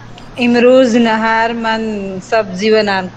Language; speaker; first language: Persian; non-native, learner; Urdu